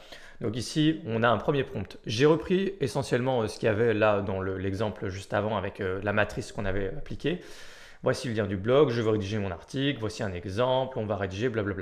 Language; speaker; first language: French; native; French